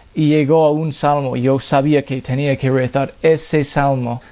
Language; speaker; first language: Spanish; non-native, fluent; English